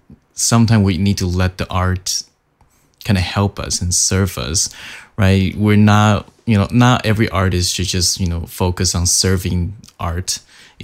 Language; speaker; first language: English; non-native, fluent; Chinese